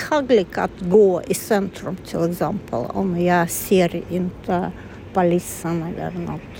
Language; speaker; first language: Swedish; non-native, learner; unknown